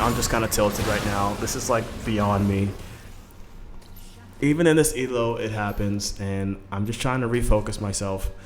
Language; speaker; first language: English; native; English